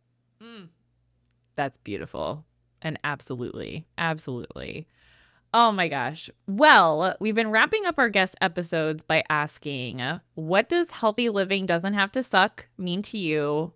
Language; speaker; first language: English; native; English